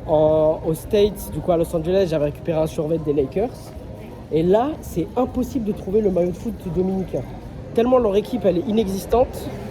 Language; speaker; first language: French; native; French